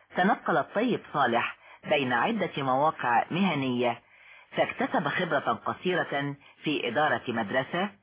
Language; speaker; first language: Arabic; native; Arabic